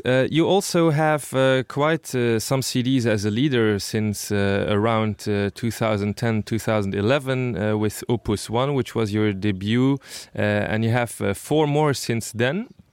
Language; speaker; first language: English; non-native, fluent; Luxembourgish